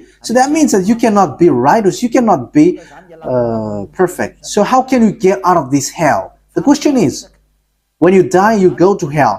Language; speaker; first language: English; non-native, fluent; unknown